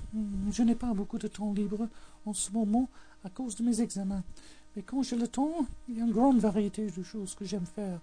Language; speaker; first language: French; non-native, learner; English